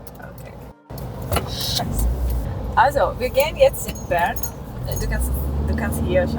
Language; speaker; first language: German; non-native, learner; Persian